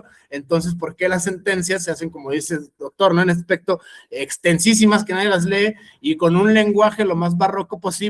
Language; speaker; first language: Spanish; native; Spanish